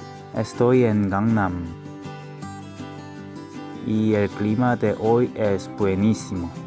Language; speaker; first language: Spanish; non-native, learner; Korean